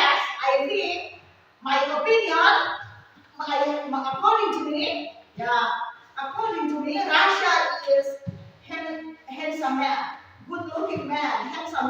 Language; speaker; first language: English; non-native, learner; Indonesian